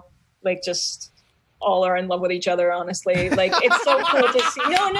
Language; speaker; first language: English; non-native, fluent; Hebrew